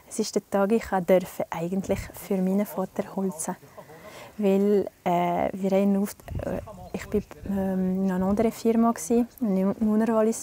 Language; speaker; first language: German; non-native, local second language; French